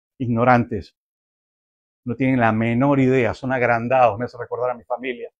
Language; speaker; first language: Spanish; native; Spanish